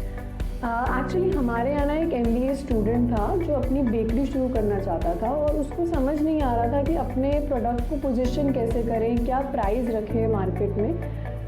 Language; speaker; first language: Hindi; native; Hindi